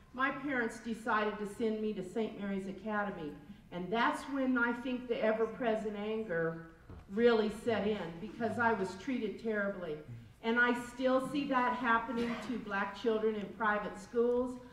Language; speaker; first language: English; native; English